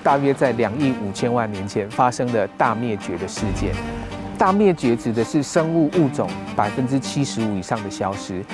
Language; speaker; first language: Chinese; native; Chinese